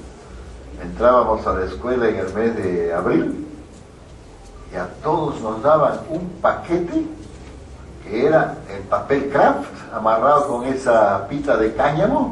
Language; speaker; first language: Spanish; native; Spanish